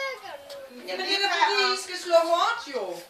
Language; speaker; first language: Danish; native; Danish